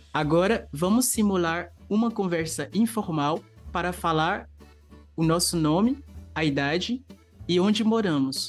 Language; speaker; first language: Portuguese; non-native, fluent; French